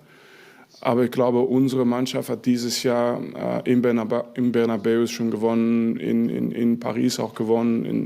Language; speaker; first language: German; non-native, fluent; French